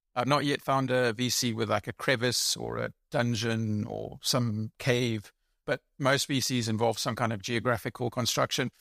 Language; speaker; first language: English; native; English